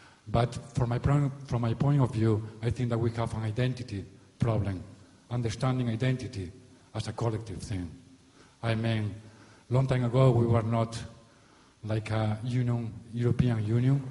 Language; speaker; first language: English; non-native, fluent; Spanish